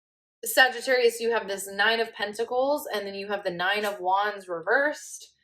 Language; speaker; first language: English; native; English